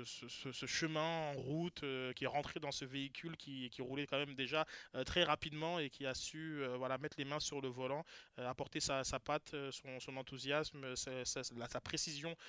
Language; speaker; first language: French; native; French